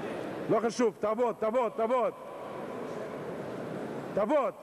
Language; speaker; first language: Hebrew; non-native, fluent; Russian